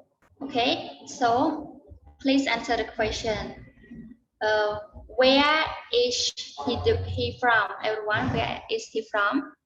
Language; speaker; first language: English; non-native, learner; Khmer